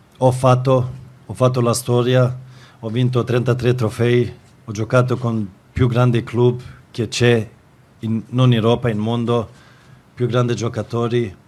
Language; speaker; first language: Italian; non-native, fluent; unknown